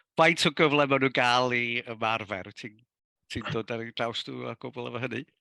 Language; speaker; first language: Welsh; native; Welsh